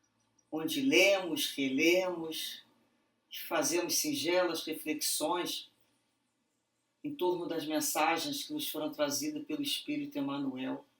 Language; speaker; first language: Portuguese; native; Portuguese